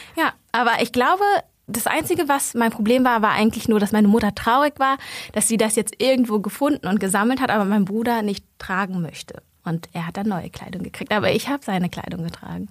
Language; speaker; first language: German; early bilingual, other home language; Vietnamese